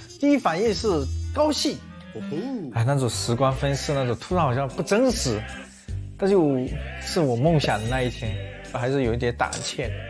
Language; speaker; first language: Chinese; non-native, local second language; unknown